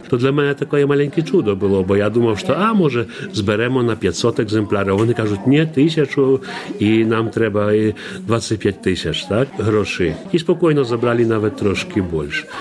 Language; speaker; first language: Polish; non-native, local second language; Ukrainian